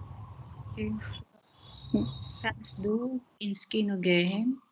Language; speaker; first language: German; non-native, learner; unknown